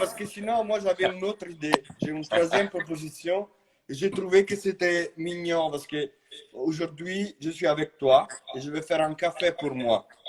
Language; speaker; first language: French; non-native, fluent; Italian